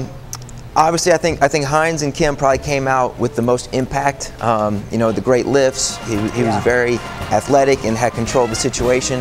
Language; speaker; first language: English; native; English